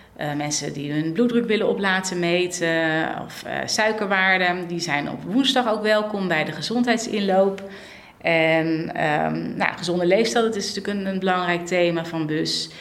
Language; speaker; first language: Dutch; native; Dutch